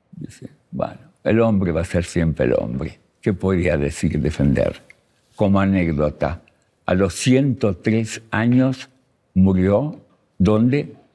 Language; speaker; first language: Spanish; early bilingual, other home language; Russian